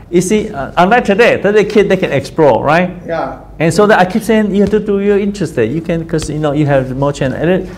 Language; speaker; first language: English; non-native, fluent; Chinese